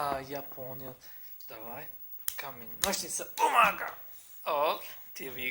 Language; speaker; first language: Russian; non-native, learner; Turkish